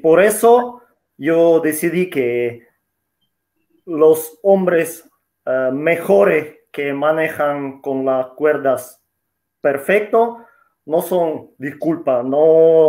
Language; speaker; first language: Spanish; non-native, fluent; Russian